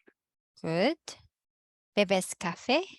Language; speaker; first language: Spanish; non-native, fluent; Filipino